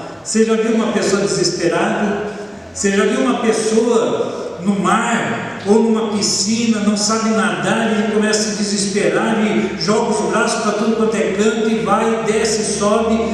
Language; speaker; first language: Portuguese; native; Portuguese